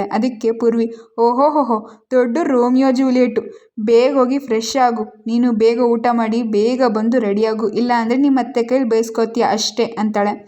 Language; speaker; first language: Kannada; native; Kannada